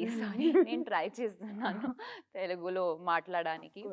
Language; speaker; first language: Telugu; non-native, learner; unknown